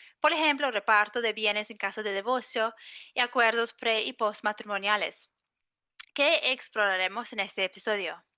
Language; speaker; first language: Spanish; non-native, fluent; English